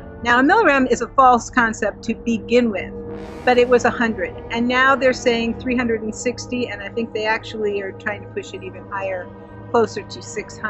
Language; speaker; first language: English; native; English